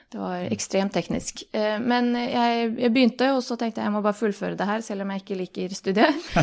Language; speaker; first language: Norwegian; early bilingual, other home language; Bosnian